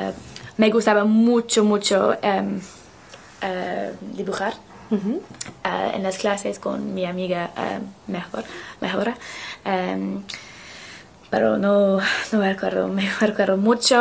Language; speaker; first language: Spanish; non-native, learner; English